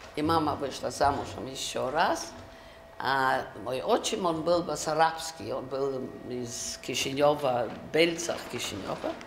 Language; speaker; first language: Russian; early bilingual, other home language; Yiddish